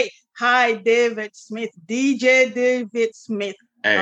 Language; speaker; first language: English; non-native, local second language; French